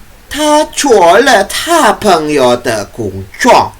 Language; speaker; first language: Chinese; non-native, learner; Indonesian